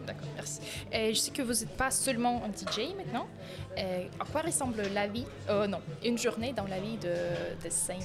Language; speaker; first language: French; non-native, fluent; Polish